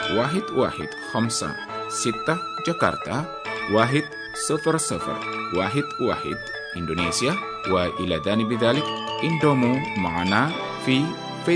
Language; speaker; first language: Arabic; non-native, fluent; Indonesian